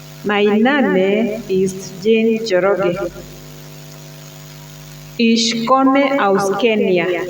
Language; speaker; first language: German; non-native, learner; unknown